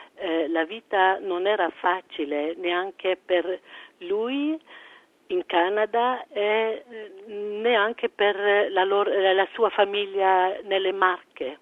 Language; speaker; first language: Italian; early bilingual, heritage; French